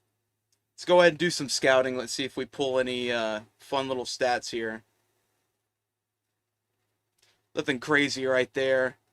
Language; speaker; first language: English; native; English